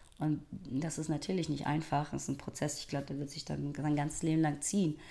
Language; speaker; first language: German; early bilingual, other home language; Persian